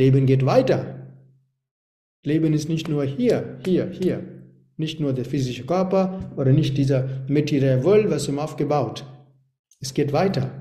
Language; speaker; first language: German; non-native, learner; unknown